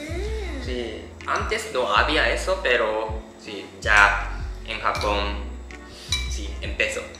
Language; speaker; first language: Spanish; non-native, learner; Japanese